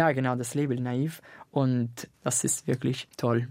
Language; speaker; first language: German; non-native, fluent; Italian